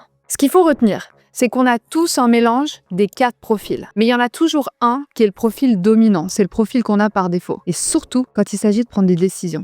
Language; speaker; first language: French; native; French